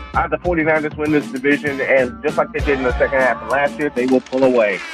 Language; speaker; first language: English; native; English